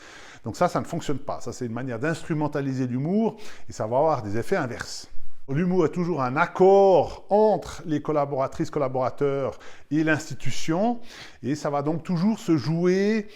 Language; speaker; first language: French; native; French